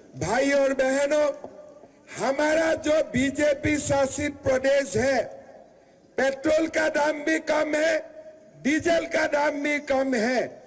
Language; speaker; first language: Hindi; non-native, local second language; Assamese